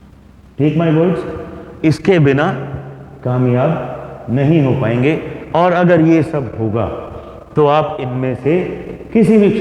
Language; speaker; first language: Hindi; native; Hindi